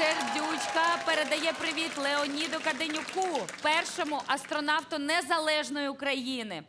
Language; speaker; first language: Ukrainian; native; Ukrainian